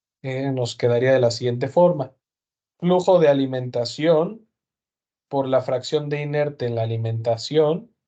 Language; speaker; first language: Spanish; native; Spanish